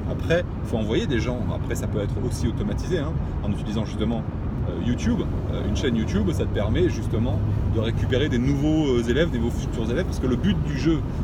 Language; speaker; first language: French; native; French